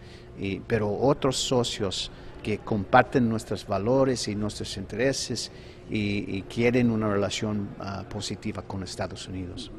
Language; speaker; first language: Spanish; non-native, fluent; English